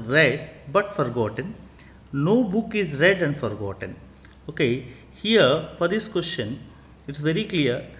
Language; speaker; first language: English; non-native, local second language; Telugu